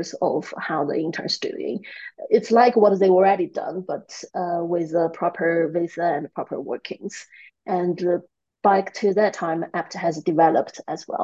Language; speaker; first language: English; non-native, fluent; Chinese